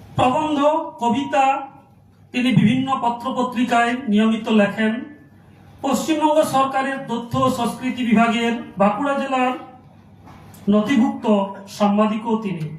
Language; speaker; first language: Bangla; non-native, local second language; Santali